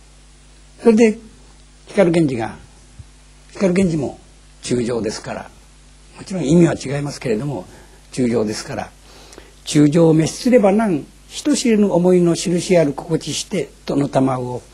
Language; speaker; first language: Japanese; native; Japanese